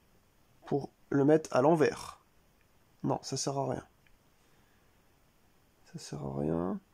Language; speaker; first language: French; native; French